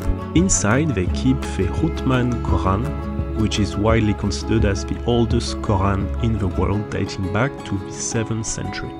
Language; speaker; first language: English; non-native, fluent; French